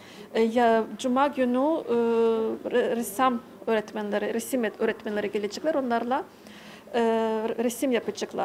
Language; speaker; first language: Turkish; non-native, fluent; Ukrainian